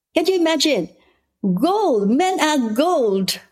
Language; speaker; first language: English; non-native, fluent; Khmer